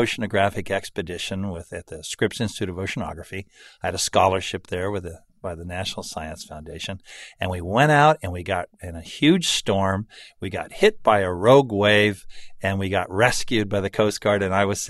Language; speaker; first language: English; native; English